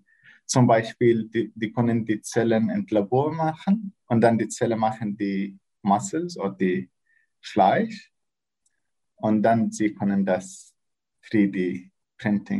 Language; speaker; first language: German; non-native, learner; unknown